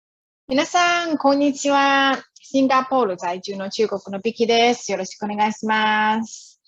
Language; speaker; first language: Japanese; non-native, fluent; Chinese